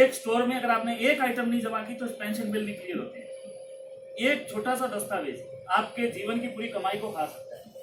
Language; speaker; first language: Hindi; non-native, local second language; Punjabi